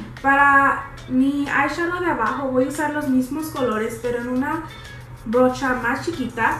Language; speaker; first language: Spanish; early bilingual, other home language; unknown